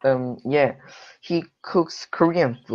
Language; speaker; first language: English; non-native, learner; Korean